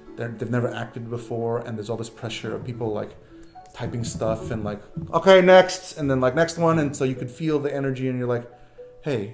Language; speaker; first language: English; native; English